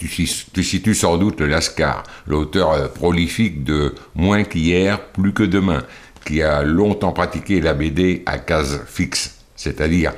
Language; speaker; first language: French; native; French